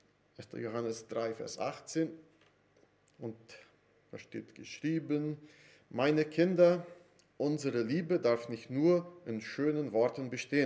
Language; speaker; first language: German; non-native, fluent; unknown